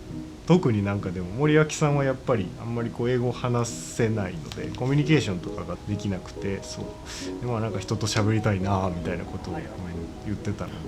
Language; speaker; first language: Japanese; native; Japanese